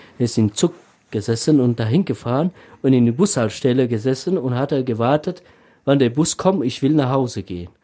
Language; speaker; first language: German; non-native, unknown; Tajik